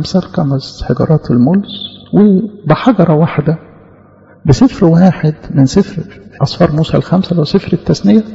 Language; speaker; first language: Arabic; native; Arabic